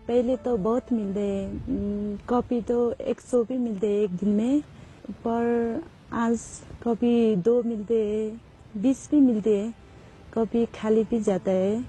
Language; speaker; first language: Hindi; non-native, learner; Nepali